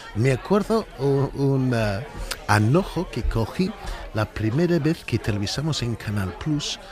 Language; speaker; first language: Spanish; non-native, fluent; English